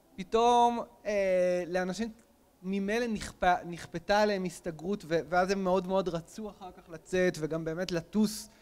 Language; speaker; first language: Hebrew; native; Hebrew